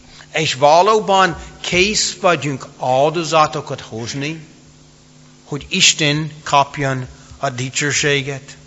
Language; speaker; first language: Hungarian; non-native, fluent; English